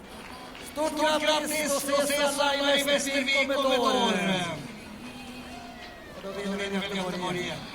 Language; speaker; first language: Swedish; native; Swedish